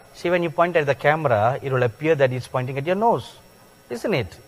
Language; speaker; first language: English; non-native, local second language; Tamil